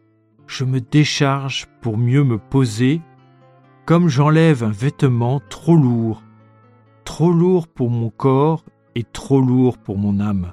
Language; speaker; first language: French; native; French